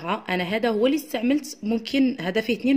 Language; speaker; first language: Arabic; native; Arabic